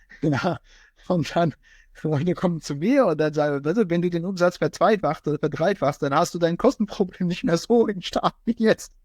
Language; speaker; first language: German; non-native, fluent; French